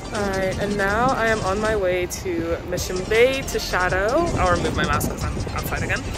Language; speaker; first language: English; native; English